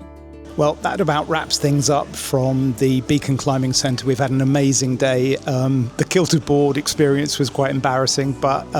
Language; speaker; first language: English; native; English